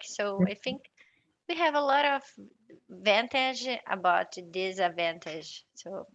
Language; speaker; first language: English; non-native, learner; Portuguese